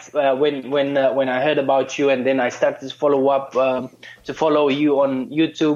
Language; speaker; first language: English; non-native, fluent; Romanian